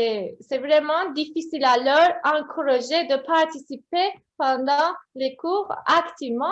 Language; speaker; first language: French; non-native, fluent; Turkish